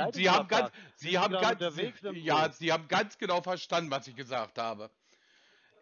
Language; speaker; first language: German; native; German